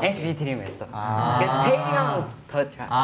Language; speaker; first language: Korean; non-native, learner; Chinese